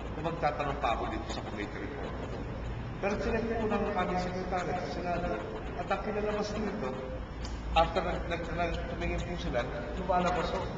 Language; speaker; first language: Filipino; native; Filipino